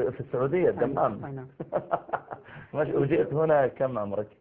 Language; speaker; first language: Arabic; native; Arabic